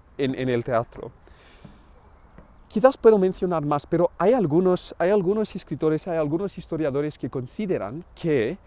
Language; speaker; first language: Spanish; non-native, fluent; English